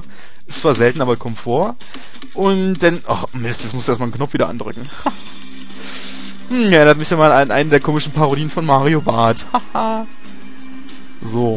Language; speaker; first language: German; native; German